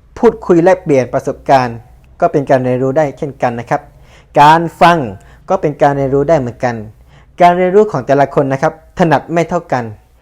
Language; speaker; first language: Thai; native; Thai